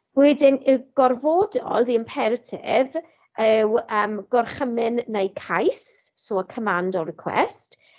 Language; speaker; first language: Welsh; non-native, local second language; English